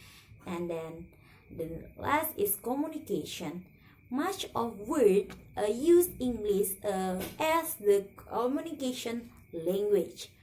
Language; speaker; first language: English; non-native, learner; Indonesian